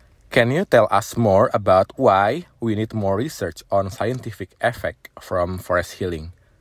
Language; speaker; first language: English; non-native, fluent; Indonesian